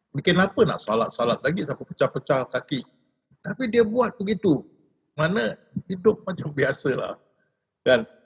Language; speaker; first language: Malay; native; Malay